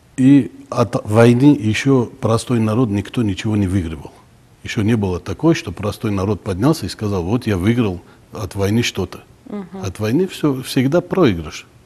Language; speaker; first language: Russian; non-native, local second language; Armenian